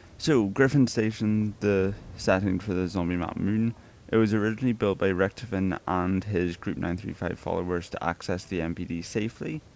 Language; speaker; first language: English; native; English